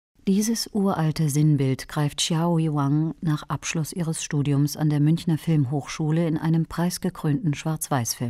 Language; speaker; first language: German; native; German